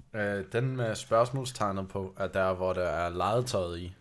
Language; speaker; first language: Danish; non-native, fluent; German